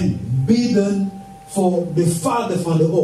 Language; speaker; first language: Dutch; non-native, fluent; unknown